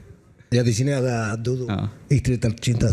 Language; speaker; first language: Indonesian; non-native, fluent; Spanish